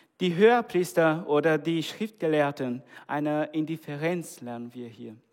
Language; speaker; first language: German; non-native, fluent; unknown